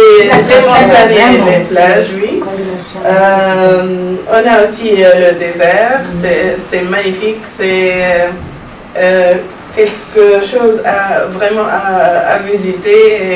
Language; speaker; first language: French; non-native, local second language; Arabic